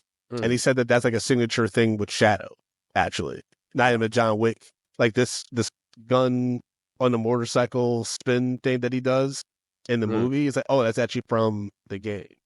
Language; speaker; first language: English; native; English